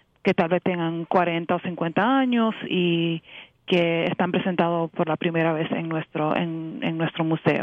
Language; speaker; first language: Spanish; early bilingual, heritage; Spanish